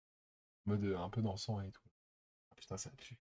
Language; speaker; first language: French; native; French